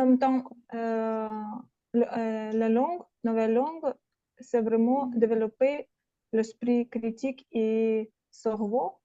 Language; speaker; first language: French; non-native, learner; Russian